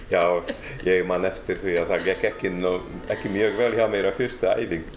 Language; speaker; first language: Icelandic; non-native, fluent; Hungarian